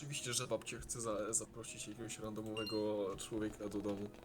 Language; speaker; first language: Polish; early bilingual, heritage; Polish